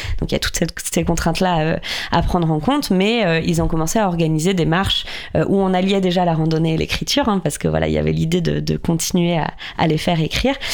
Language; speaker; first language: French; native; French